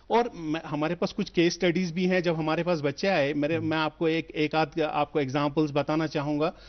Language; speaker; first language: Hindi; non-native, local second language; Kashmiri